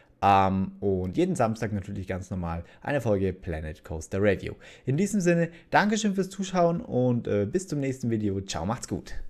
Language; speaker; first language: German; native; German